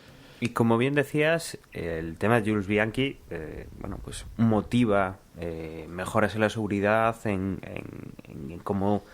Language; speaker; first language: Spanish; native; Spanish